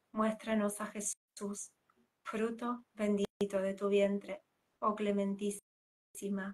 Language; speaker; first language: Spanish; native; Spanish